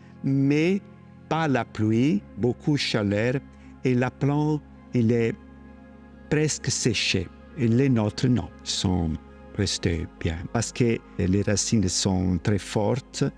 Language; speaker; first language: French; non-native, learner; Italian